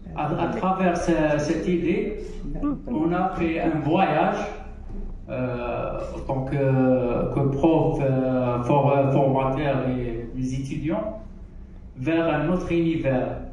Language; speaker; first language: French; non-native, local second language; Arabic